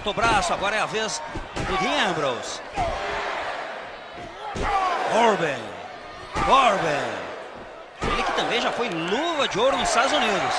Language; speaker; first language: Portuguese; native; Portuguese